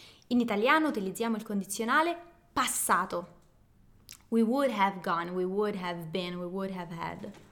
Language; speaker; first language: English; non-native, fluent; Italian